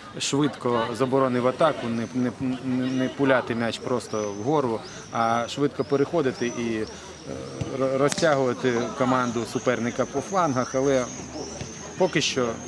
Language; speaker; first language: Ukrainian; non-native, local second language; Russian